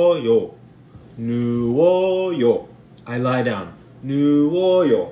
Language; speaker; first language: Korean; non-native, learner; English